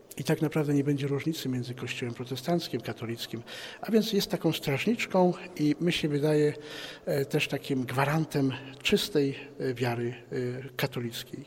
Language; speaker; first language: Polish; native; Polish